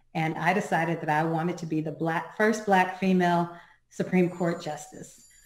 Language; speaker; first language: English; native; English